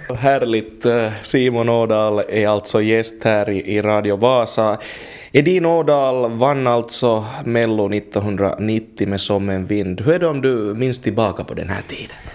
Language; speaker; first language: Swedish; native; Swedish